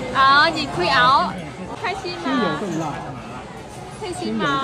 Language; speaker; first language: Chinese; non-native, fluent; Vietnamese